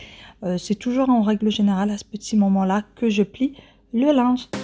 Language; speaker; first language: French; native; French